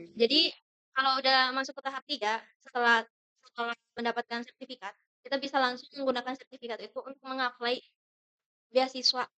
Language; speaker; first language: Indonesian; non-native, fluent; Tetum